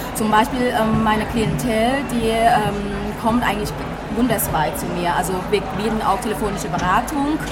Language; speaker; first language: German; non-native, fluent; Thai